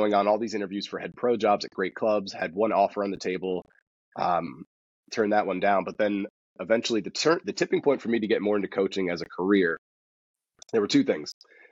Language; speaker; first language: English; native; English